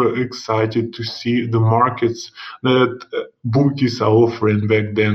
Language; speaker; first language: English; non-native, fluent; Russian